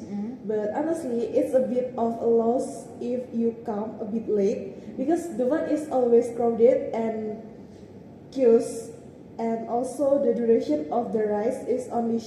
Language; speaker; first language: English; non-native, learner; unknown